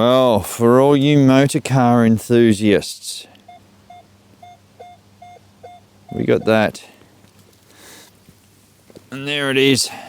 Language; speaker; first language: English; native; English